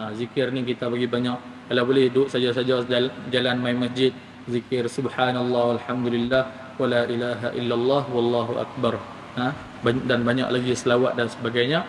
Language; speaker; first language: Malay; native; Malay